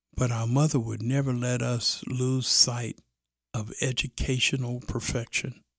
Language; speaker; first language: English; native; English